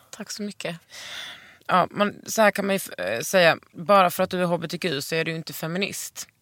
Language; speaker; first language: Swedish; native; Swedish